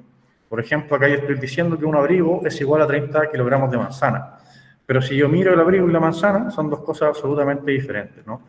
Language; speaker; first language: Spanish; native; Spanish